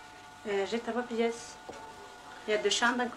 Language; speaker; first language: French; non-native, local second language; Kabyle